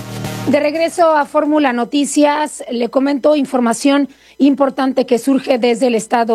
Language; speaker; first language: Spanish; native; Spanish